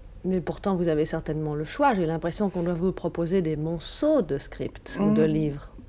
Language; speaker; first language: French; native; French